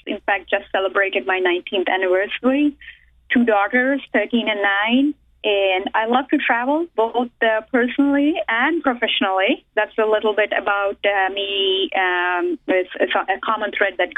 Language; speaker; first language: English; non-native, local second language; Telugu